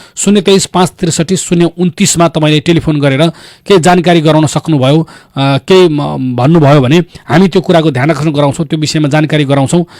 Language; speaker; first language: Nepali; native; Nepali